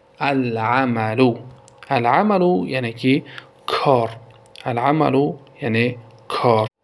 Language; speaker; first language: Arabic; non-native, fluent; Tajik